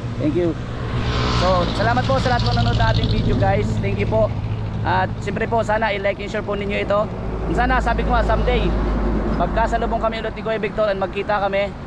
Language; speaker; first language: Filipino; native; Filipino